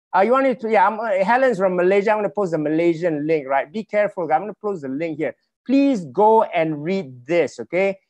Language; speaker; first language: English; non-native, local second language; Malay